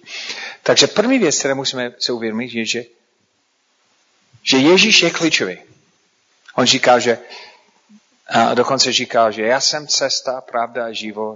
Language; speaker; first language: Czech; non-native, fluent; English